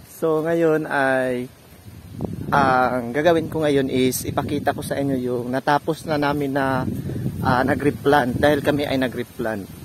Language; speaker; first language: Filipino; non-native, local second language; Cebuano